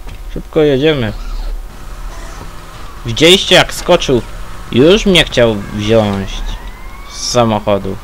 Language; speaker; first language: Polish; native; Polish